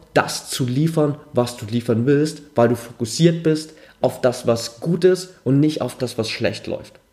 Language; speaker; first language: German; native; German